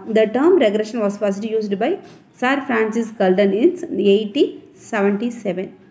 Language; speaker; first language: English; non-native, local second language; Tamil